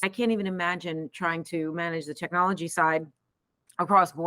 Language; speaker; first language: English; native; English